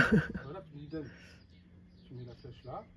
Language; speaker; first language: French; native; French